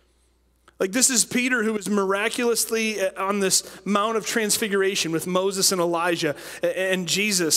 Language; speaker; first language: English; native; English